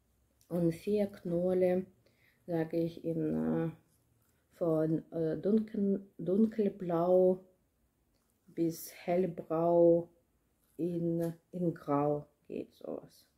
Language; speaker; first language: German; non-native, learner; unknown